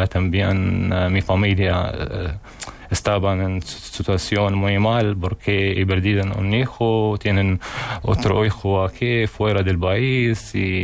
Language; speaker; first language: Spanish; non-native, learner; Arabic